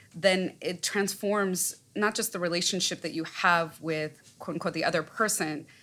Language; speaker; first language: English; native; English